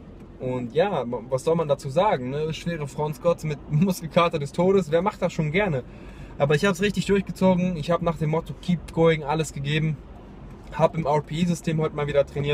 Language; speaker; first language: German; native; German